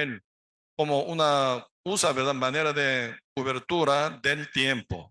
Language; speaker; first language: Spanish; non-native, learner; Korean